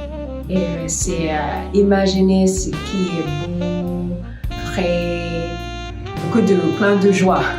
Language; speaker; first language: French; non-native, fluent; Filipino